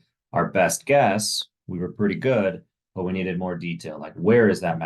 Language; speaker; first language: English; native; English